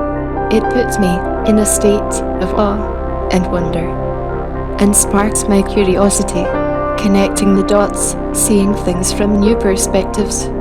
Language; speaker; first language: English; native; English